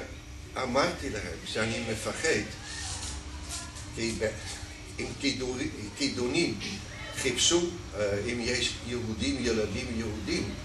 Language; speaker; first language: Hebrew; non-native, fluent; Dutch